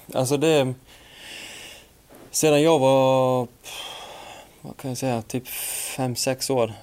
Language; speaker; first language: Swedish; non-native, fluent; Icelandic